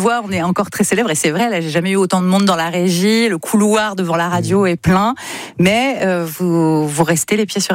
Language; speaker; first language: French; native; French